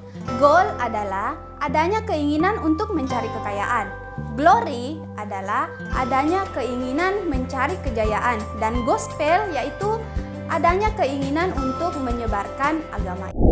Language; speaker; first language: Indonesian; native; Indonesian